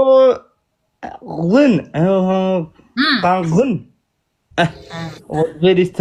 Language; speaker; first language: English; non-native, learner; Oromo